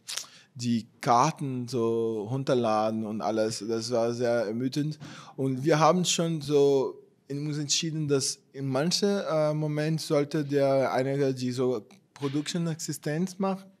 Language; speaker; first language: German; non-native, fluent; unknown